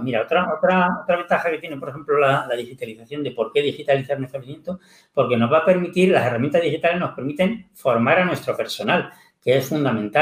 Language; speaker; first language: Spanish; native; Spanish